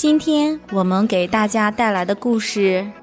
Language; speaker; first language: Chinese; native; Chinese